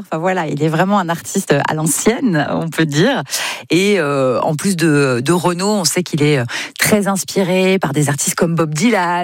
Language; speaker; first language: French; native; French